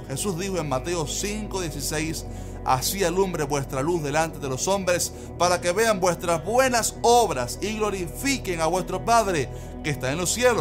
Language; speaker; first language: Spanish; native; Spanish